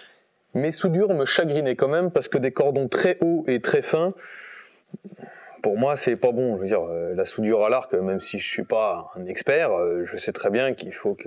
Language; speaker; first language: French; native; French